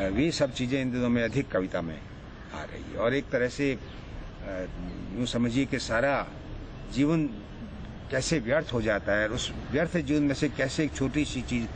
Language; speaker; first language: Hindi; native; Hindi